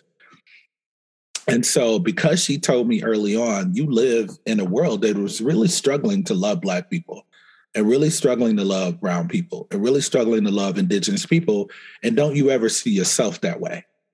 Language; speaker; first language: English; native; English